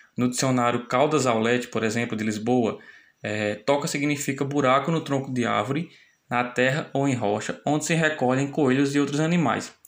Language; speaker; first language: Portuguese; native; Portuguese